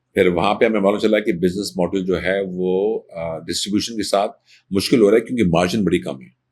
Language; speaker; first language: Urdu; native; Urdu